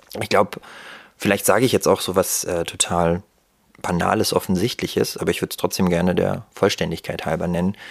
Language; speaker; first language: German; early bilingual, other home language; Russian